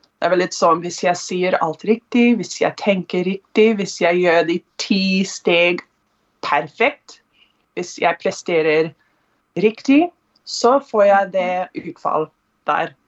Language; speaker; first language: Norwegian; non-native, fluent; English